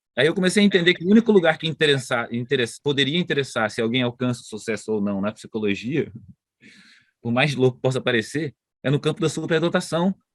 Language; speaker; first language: Portuguese; native; Portuguese